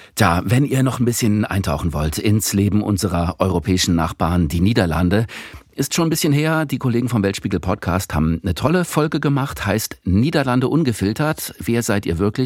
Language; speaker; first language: German; native; German